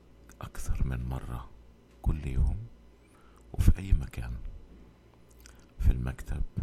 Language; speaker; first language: Arabic; native; Arabic